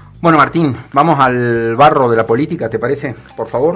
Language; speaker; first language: Spanish; native; Spanish